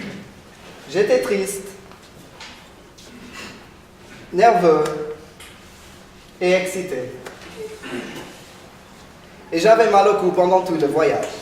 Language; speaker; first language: French; non-native, learner; Spanish